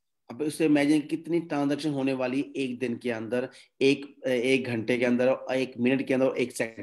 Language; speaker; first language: Hindi; native; Hindi